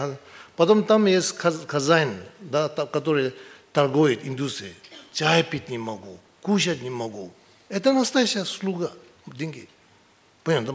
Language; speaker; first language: Russian; non-native, learner; Tibetan